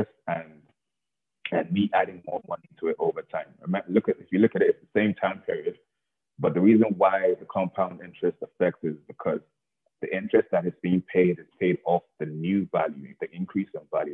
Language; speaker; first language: English; non-native, local second language; Yoruba